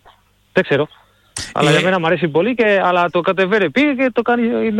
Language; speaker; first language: Greek; non-native, learner; Spanish